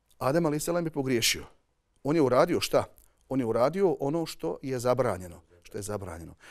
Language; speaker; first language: Bosnian; native; Bosnian